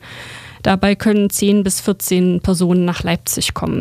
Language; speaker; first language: German; native; German